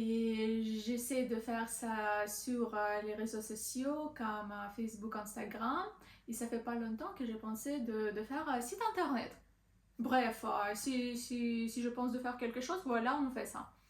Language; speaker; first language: French; non-native, learner; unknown